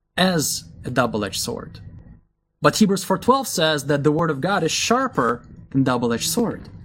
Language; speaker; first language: English; early bilingual, other home language; Russian